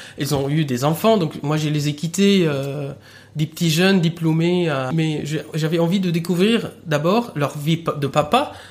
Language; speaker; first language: French; non-native, fluent; Arabic